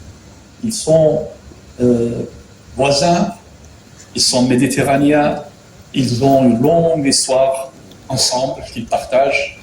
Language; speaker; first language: French; non-native, local second language; Arabic